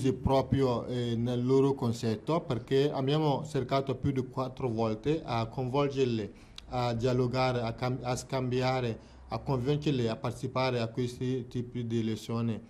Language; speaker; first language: Italian; non-native, fluent; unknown